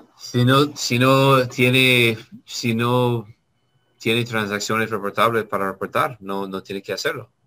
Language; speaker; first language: Spanish; non-native, learner; English